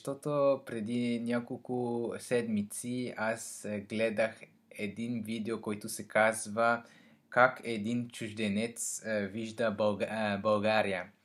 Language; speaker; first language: Bulgarian; non-native, learner; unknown